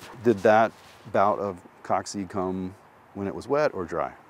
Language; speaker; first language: English; native; English